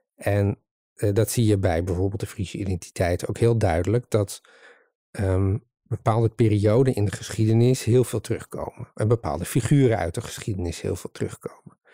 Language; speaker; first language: Dutch; native; Dutch